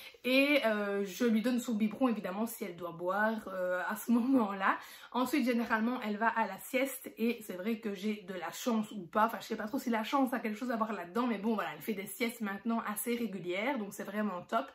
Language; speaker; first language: French; native; French